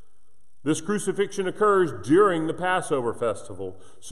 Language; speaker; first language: English; native; English